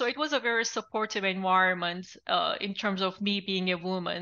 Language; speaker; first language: English; non-native, fluent; Turkish